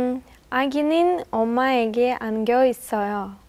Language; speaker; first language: Korean; non-native, learner; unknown